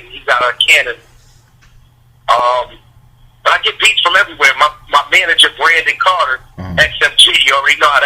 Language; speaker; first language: English; native; English